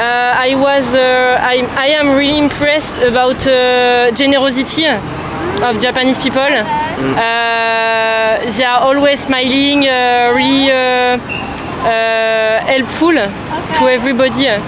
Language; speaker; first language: English; non-native, fluent; French